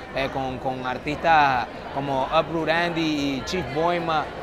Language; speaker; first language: Spanish; native; Spanish